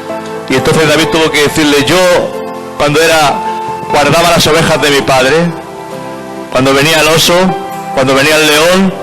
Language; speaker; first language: Spanish; native; Spanish